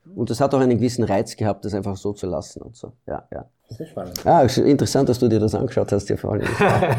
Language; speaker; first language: German; early bilingual, heritage; German